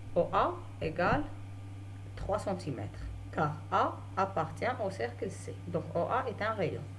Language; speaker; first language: French; non-native, local second language; Arabic